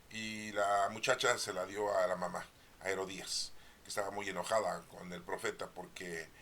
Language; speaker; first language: Spanish; native; Spanish